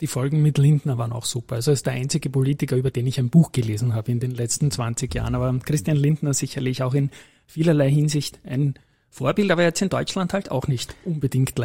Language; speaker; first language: German; native; German